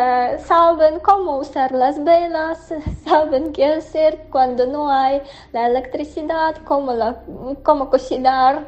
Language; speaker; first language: Spanish; non-native, fluent; Ukrainian